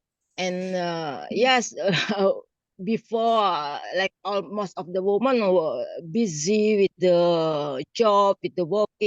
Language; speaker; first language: English; non-native, learner; Indonesian